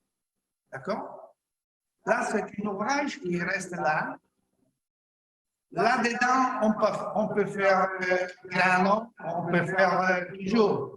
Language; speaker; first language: French; non-native, learner; Italian